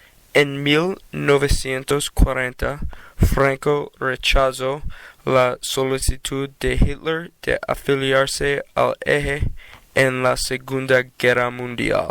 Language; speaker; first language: Spanish; non-native, learner; English